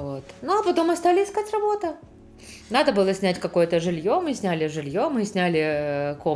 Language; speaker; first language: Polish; non-native, learner; Russian